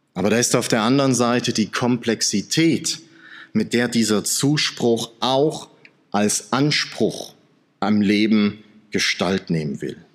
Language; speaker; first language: German; native; German